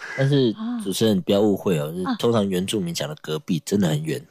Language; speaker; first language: Chinese; native; Chinese